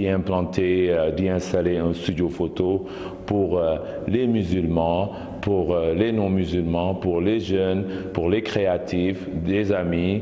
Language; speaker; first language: French; non-native, local second language; Wolof